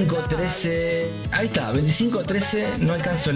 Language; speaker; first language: Spanish; native; Spanish